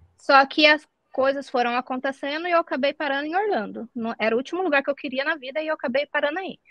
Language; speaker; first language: Portuguese; native; Portuguese